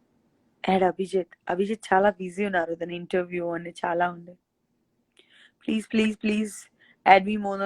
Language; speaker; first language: Telugu; non-native, learner; Gujarati